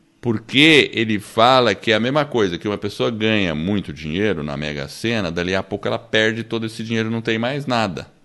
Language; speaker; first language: Portuguese; early bilingual, other home language; English